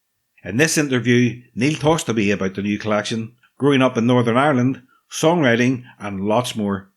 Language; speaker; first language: English; native; English